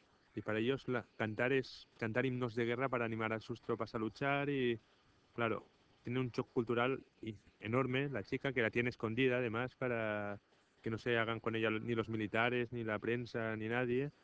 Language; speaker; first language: Spanish; native; Spanish